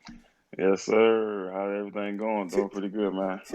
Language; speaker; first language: English; native; English